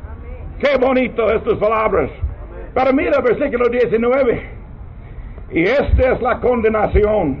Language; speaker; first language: Spanish; non-native, learner; English